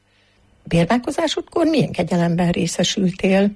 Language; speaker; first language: Hungarian; native; Hungarian